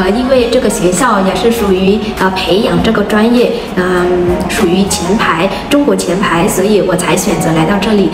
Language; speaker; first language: Chinese; non-native, fluent; Vietnamese